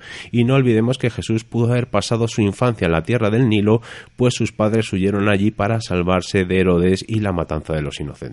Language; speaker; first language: Spanish; native; Spanish